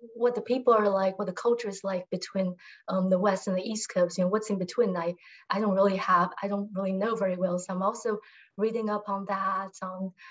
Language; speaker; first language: English; non-native, fluent; Chinese